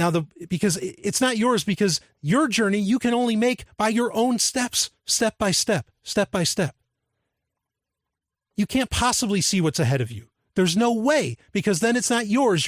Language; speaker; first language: English; native; English